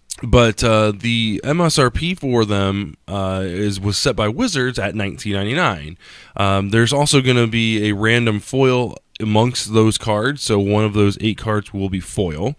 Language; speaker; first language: English; native; English